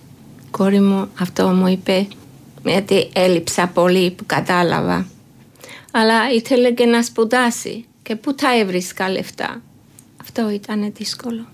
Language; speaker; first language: Greek; non-native, learner; Georgian